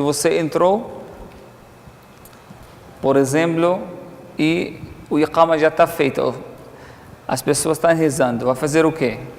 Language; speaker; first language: Portuguese; non-native, fluent; Arabic